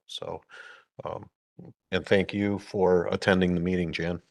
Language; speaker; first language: English; native; English